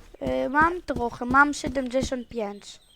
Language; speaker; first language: Polish; early bilingual, heritage; Polish